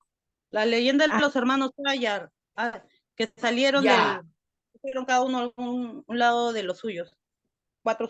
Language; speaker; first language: Spanish; native; Spanish